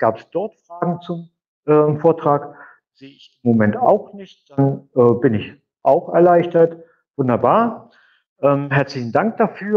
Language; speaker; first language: German; native; German